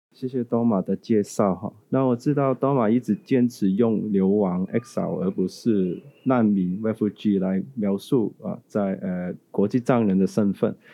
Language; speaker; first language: Chinese; native; Chinese